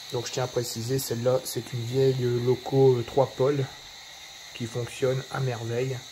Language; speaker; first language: French; native; French